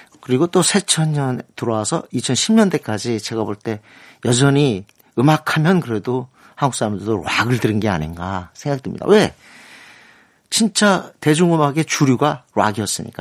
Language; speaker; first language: Korean; native; Korean